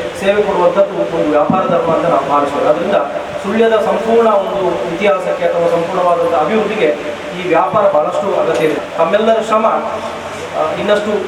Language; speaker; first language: Kannada; native; Kannada